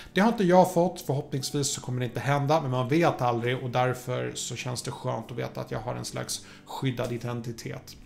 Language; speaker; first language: Swedish; early bilingual, other home language; Polish